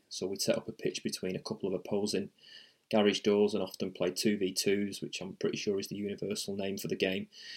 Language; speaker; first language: English; native; English